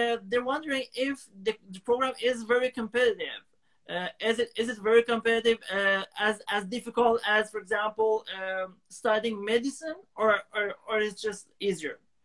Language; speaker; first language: English; non-native, fluent; Persian